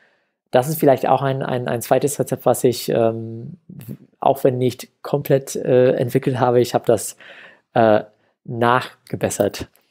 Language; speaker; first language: German; non-native, fluent; English